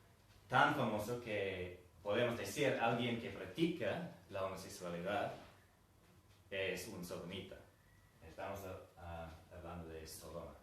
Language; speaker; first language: Spanish; non-native, fluent; English